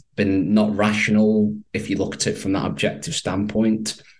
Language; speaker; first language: English; native; English